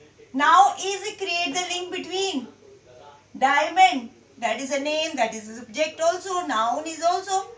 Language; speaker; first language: English; non-native, local second language; Hindi